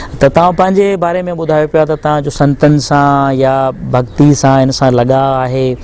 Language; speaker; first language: Sindhi; native; Sindhi